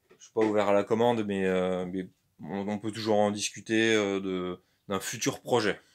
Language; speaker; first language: French; native; French